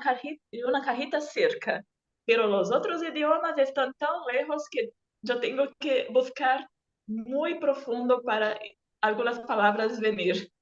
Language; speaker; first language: Spanish; non-native, learner; Portuguese